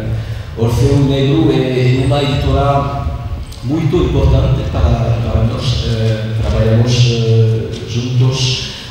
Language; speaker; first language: Portuguese; non-native, learner; French